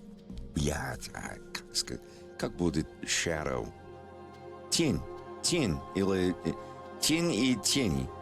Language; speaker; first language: Russian; non-native, learner; English